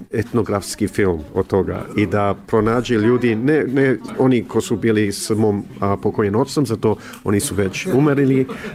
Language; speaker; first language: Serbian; early bilingual, heritage; English